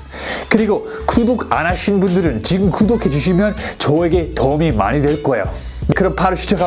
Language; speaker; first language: Korean; non-native, fluent; English